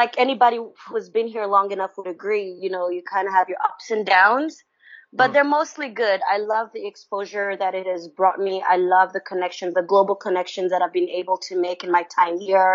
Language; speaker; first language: English; non-native, local second language; Ganda